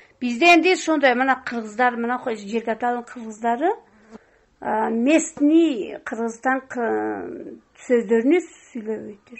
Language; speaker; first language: Kyrgyz; non-native, local second language; Tajik